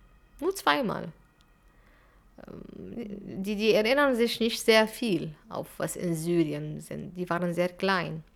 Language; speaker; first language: German; non-native, fluent; Arabic